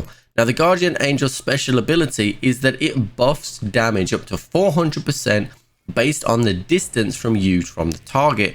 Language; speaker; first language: English; native; English